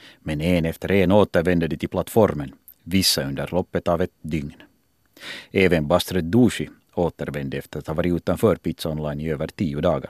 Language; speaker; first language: Swedish; native; Swedish